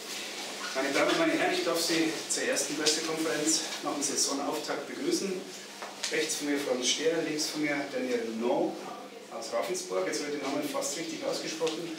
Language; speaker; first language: German; native; German